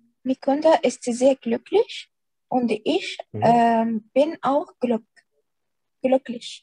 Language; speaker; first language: German; non-native, learner; Arabic